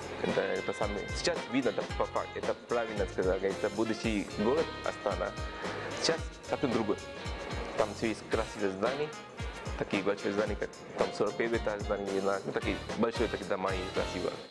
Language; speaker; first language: Russian; non-native, learner; Tamil